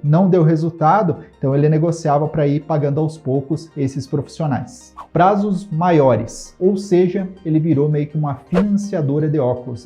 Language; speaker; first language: Portuguese; native; Portuguese